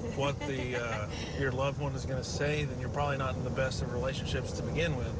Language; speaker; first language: English; native; English